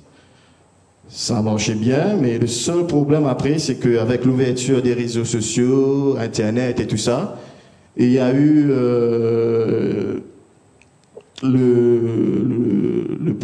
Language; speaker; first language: French; native; French